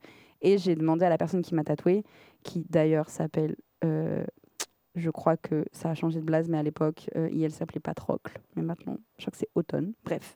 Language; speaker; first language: French; native; French